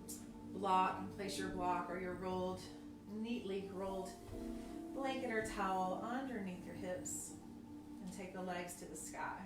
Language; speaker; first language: English; native; English